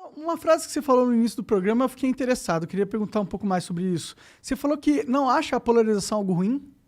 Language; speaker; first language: Portuguese; native; Portuguese